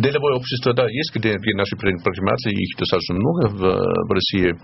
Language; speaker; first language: Russian; non-native, fluent; German